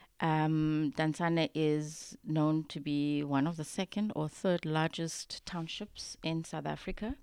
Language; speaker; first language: English; non-native, local second language; Xhosa